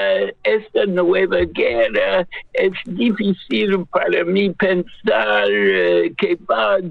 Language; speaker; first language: Spanish; non-native, fluent; English